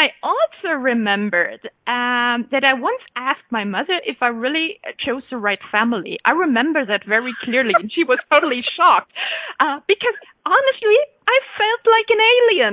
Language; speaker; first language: English; non-native, fluent; German